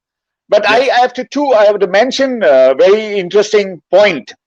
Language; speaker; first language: English; non-native, local second language; Bangla